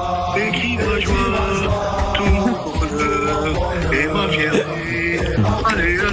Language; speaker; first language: French; non-native, learner; Arabic